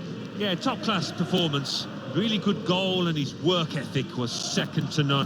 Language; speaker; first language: English; native; English